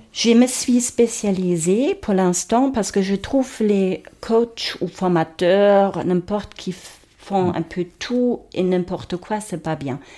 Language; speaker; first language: French; non-native, fluent; German